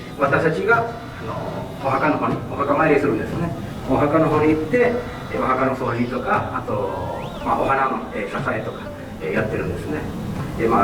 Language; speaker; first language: Japanese; early bilingual, heritage; Spanish